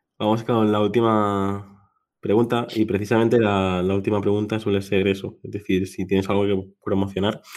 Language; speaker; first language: Spanish; non-native, local second language; Catalan